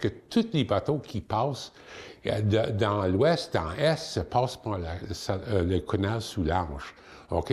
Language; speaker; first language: French; non-native, local second language; English